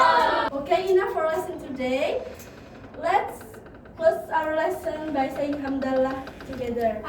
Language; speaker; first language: English; non-native, learner; Indonesian